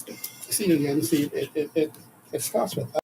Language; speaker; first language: English; native; English